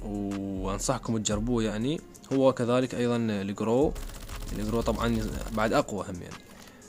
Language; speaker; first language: Arabic; native; Arabic